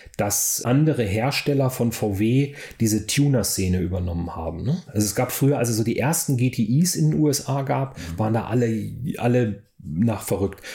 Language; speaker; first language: German; native; German